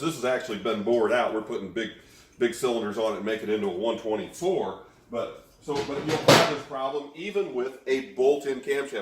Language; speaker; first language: English; native; English